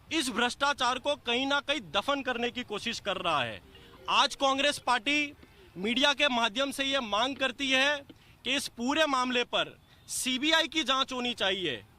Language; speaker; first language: Hindi; non-native, local second language; Gujarati